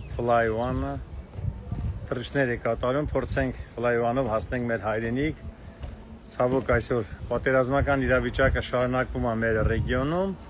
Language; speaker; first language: Armenian; native; Armenian